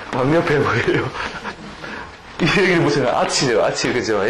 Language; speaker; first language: Korean; native; Korean